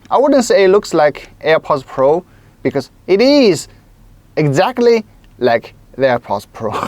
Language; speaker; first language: English; non-native, local second language; Chinese